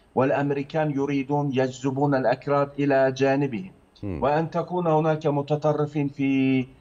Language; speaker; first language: Arabic; non-native, fluent; Turkish